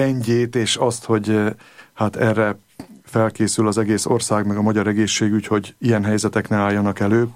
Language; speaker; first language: Hungarian; native; Hungarian